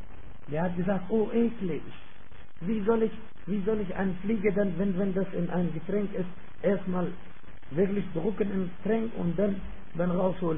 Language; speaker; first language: German; non-native, fluent; Arabic